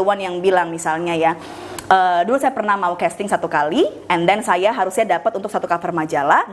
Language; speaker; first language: Indonesian; native; Indonesian